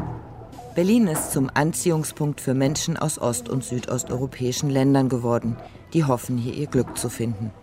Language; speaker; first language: German; native; German